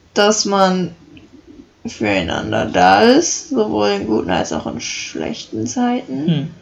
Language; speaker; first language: German; native; German